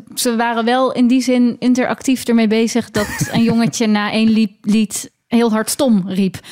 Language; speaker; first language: Dutch; native; Dutch